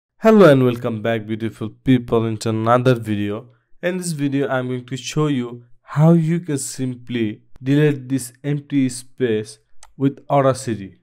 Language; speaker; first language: English; non-native, learner; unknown